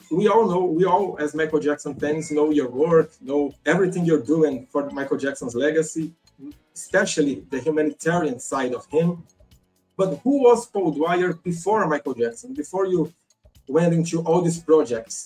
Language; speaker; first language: English; non-native, fluent; Portuguese